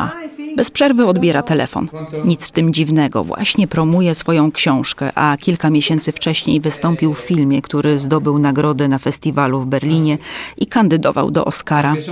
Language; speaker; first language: Polish; native; Polish